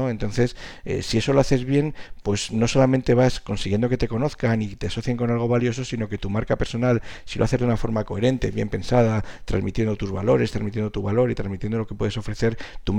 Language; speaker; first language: Spanish; native; Spanish